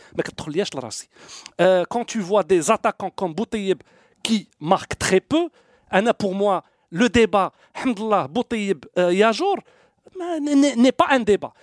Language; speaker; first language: French; non-native, local second language; Arabic